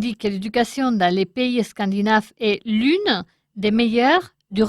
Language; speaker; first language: French; non-native, learner; Spanish